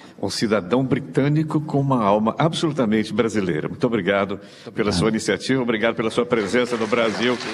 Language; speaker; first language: Portuguese; native; Portuguese